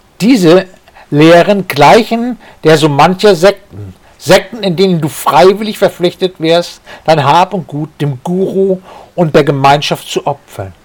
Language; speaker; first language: German; native; German